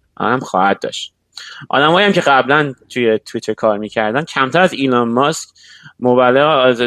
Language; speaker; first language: Persian; native; Persian